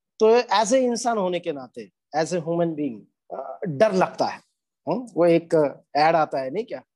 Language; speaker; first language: Hindi; non-native, local second language; Marathi